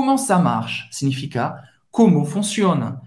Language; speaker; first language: Portuguese; non-native, fluent; French